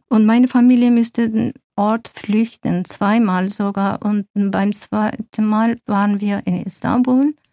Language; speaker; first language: German; non-native, fluent; Zaza